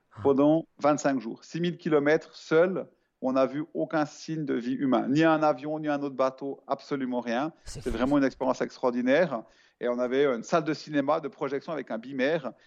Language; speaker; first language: French; native; French